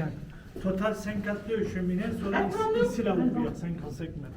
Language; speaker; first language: French; non-native, learner; Turkish